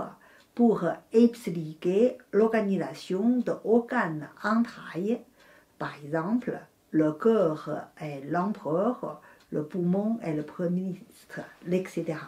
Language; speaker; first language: French; non-native, fluent; Chinese